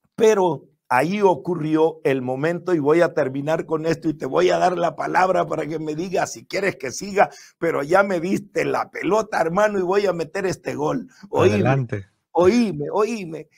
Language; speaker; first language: Spanish; native; Spanish